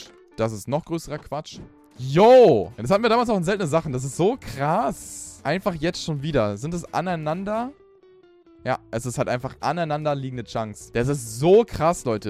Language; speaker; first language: German; native; German